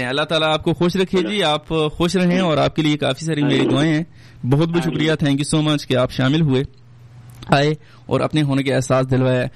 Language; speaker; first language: Hindi; non-native, local second language; Pashto